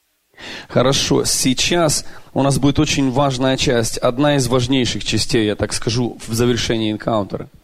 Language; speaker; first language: Russian; native; Russian